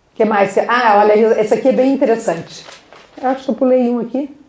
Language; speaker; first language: Portuguese; native; Portuguese